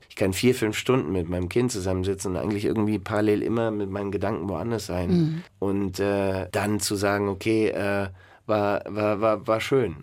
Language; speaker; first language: German; native; German